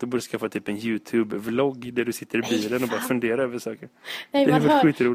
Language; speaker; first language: Swedish; native; Swedish